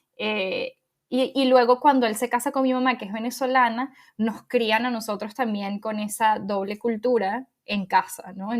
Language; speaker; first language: Spanish; native; Spanish